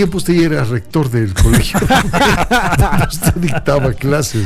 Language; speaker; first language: Spanish; native; Spanish